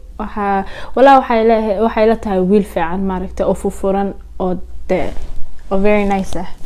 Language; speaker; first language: Somali; early bilingual, heritage; Somali